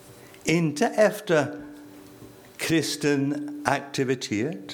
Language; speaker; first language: Swedish; non-native, fluent; English